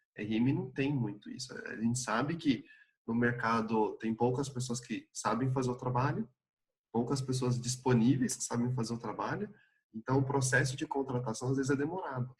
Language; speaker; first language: Portuguese; native; Portuguese